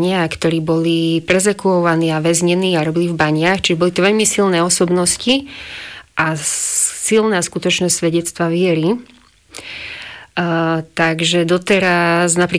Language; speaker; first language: Slovak; non-native, local second language; Rusyn